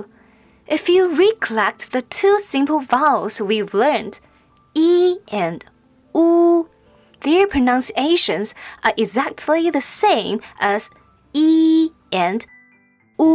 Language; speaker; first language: English; non-native, fluent; Chinese